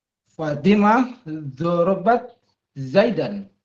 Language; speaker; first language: Arabic; non-native, learner; Indonesian